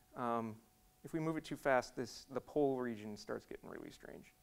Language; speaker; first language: English; native; English